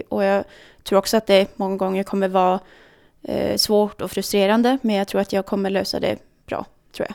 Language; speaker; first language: Swedish; native; Swedish